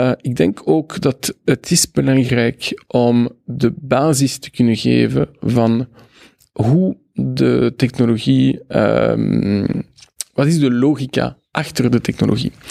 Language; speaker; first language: Dutch; non-native, local second language; French